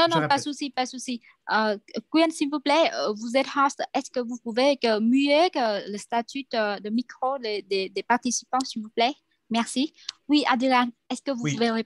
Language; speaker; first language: French; non-native, fluent; Vietnamese